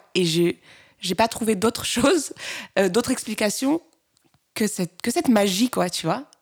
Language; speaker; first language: French; native; French